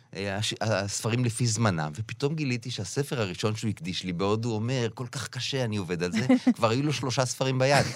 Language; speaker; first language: Hebrew; native; Hebrew